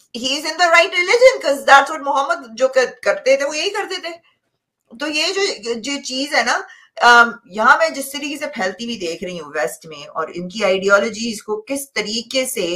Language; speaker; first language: Hindi; native; Hindi